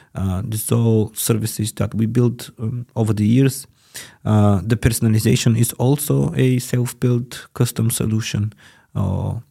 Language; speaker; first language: English; non-native, fluent; Bulgarian